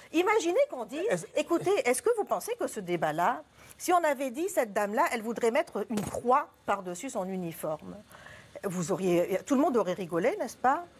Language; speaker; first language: French; non-native, local second language; Arabic